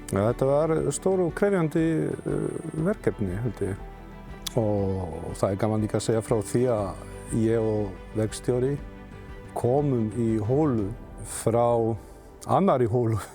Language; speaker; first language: Icelandic; non-native, fluent; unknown